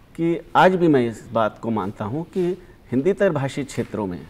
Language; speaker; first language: Hindi; native; Hindi